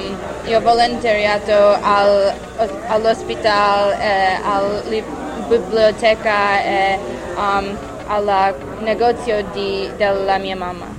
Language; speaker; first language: Italian; non-native, learner; English